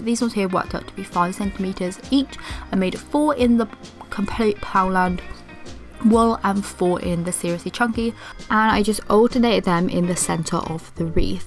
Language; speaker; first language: English; native; English